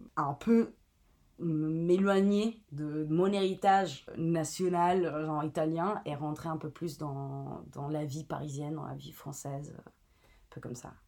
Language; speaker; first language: French; non-native, fluent; Italian